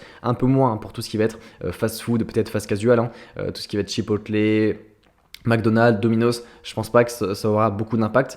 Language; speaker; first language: French; native; French